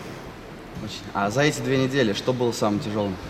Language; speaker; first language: Russian; native; Russian